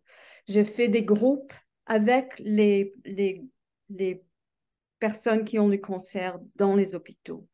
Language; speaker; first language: French; non-native, fluent; English